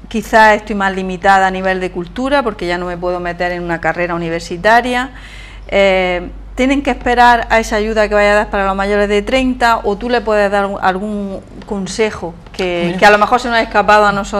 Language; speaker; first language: Spanish; native; Spanish